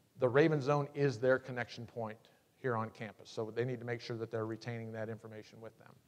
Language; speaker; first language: English; native; English